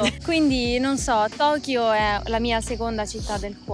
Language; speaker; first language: Italian; native; Italian